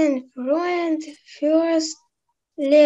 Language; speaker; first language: German; non-native, learner; Russian